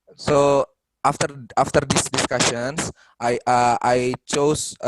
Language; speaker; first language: English; non-native, fluent; Indonesian